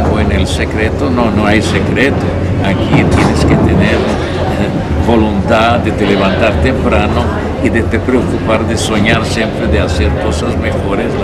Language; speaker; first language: Spanish; non-native, fluent; Hungarian